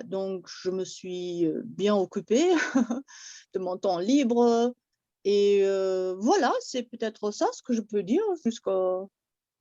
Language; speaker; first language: French; non-native, fluent; German